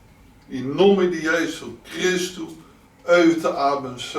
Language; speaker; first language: Portuguese; non-native, learner; Dutch